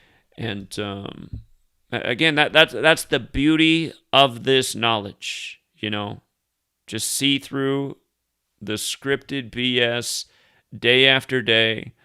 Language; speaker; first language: English; native; English